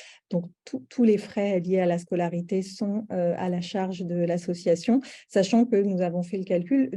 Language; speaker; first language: French; native; French